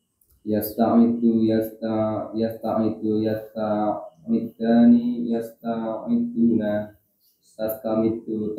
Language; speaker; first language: Arabic; non-native, learner; Indonesian